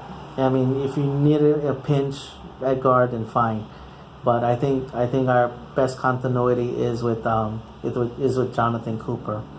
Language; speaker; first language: English; native; English